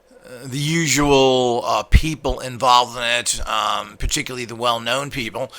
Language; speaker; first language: English; native; English